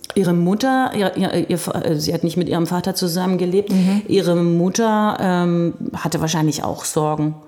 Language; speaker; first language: German; early bilingual, heritage; German